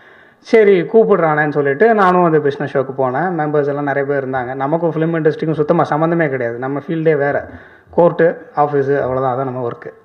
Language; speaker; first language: Tamil; native; Tamil